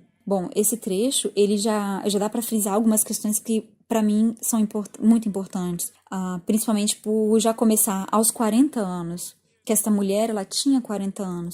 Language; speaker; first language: Portuguese; native; Portuguese